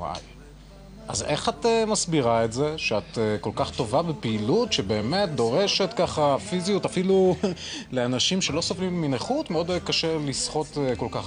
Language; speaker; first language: Hebrew; native; Hebrew